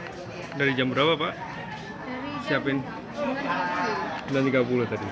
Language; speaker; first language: Indonesian; native; Indonesian